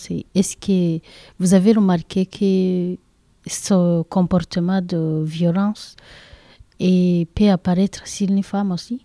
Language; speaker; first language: French; non-native, learner; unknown